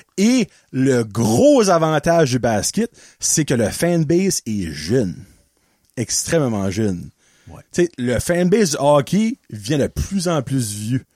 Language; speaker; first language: French; native; French